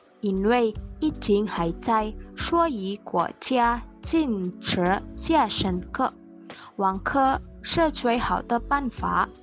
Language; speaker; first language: Chinese; non-native, learner; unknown